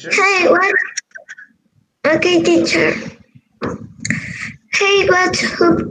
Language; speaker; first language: English; non-native, learner; Spanish